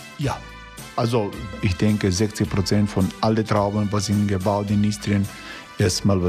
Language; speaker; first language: German; non-native, learner; Croatian